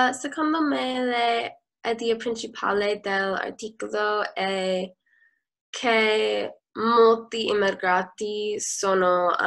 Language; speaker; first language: Italian; non-native, learner; English